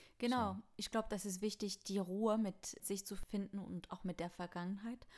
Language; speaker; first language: German; non-native, fluent; French